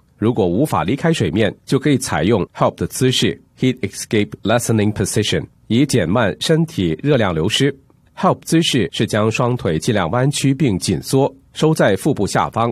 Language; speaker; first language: Chinese; native; Chinese